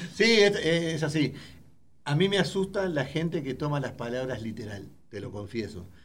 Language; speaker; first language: Spanish; native; Spanish